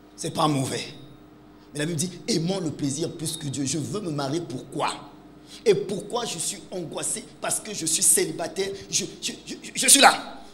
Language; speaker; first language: French; non-native, local second language; Lingala